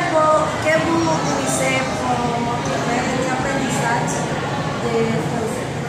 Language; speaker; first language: French; non-native, learner; Spanish